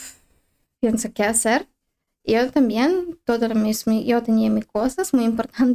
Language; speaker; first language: Spanish; non-native, learner; Ukrainian